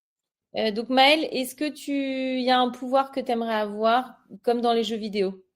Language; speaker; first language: French; native; French